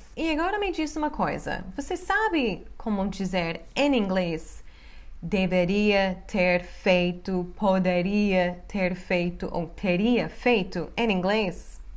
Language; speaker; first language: Portuguese; non-native, fluent; English